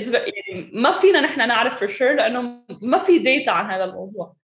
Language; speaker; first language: Arabic; early bilingual, other home language; English